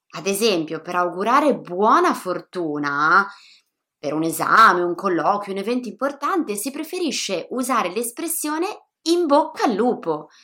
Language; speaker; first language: Italian; native; Italian